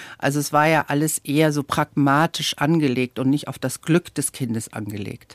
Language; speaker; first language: German; early bilingual, other home language; English